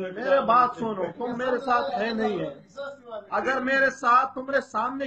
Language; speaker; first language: Hindi; non-native, learner; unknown